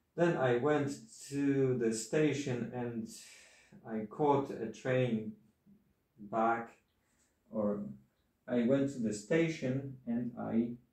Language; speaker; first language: English; non-native, fluent; Polish